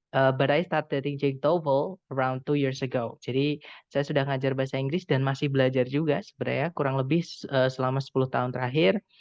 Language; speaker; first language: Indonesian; non-native, local second language; Javanese